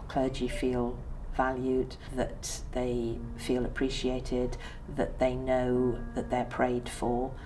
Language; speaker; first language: English; early bilingual, other home language; Persian